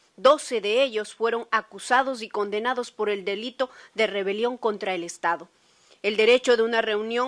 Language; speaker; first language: Spanish; native; Spanish